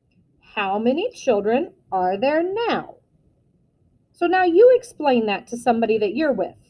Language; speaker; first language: English; native; English